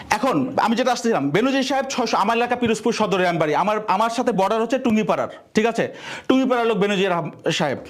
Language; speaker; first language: Bangla; native; Bangla